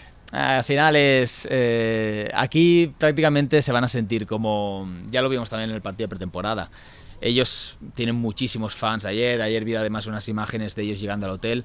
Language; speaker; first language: Spanish; native; Spanish